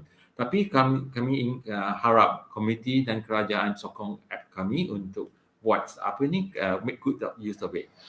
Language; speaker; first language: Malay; non-native, local second language; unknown